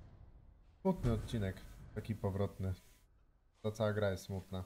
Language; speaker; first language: Polish; native; Polish